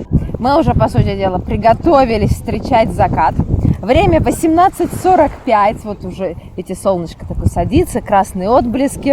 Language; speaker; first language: Russian; native; Russian